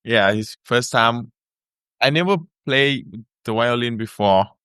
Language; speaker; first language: English; non-native, learner; Thai